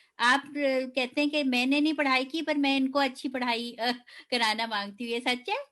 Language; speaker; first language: Hindi; non-native, local second language; Gujarati